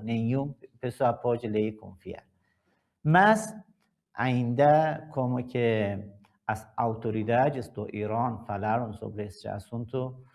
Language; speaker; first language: Portuguese; non-native, learner; Persian